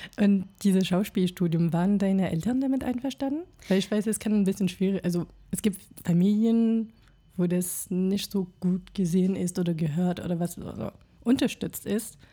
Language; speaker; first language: German; non-native, fluent; French